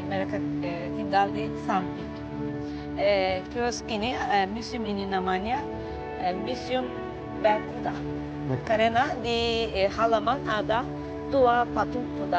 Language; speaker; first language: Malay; non-native, fluent; Turkish